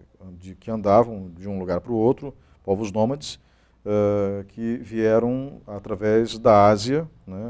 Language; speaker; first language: Portuguese; native; Portuguese